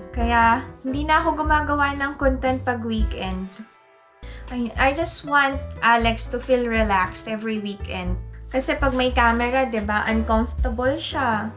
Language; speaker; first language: Filipino; native; Filipino